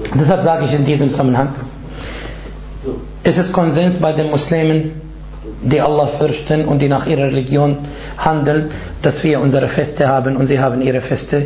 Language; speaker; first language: German; non-native, fluent; Arabic